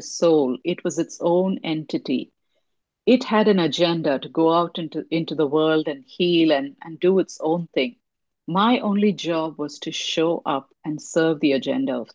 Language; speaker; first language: English; non-native, local second language; Tamil